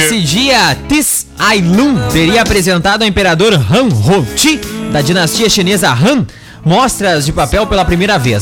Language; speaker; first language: Portuguese; native; Portuguese